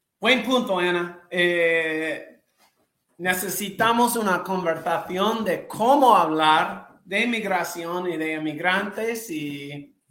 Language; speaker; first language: Spanish; non-native, fluent; English